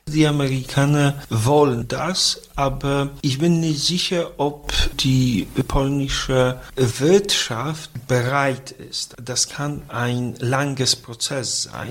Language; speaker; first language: German; non-native, fluent; Polish